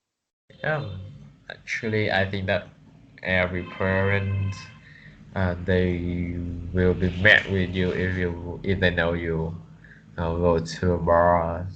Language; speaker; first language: English; non-native, learner; Vietnamese